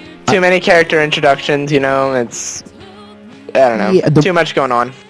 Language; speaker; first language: English; native; English